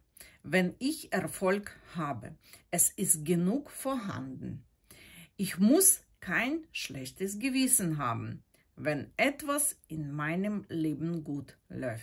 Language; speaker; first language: German; non-native, fluent; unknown